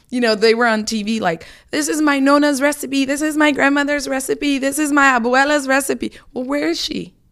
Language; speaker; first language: English; native; English